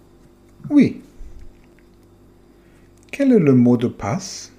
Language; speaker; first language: French; non-native, fluent; German